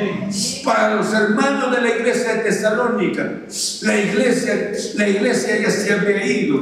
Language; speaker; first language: Spanish; native; Spanish